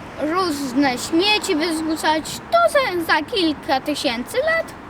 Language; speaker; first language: Polish; early bilingual, other home language; Russian